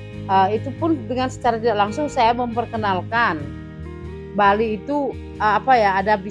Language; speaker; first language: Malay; non-native, local second language; Balinese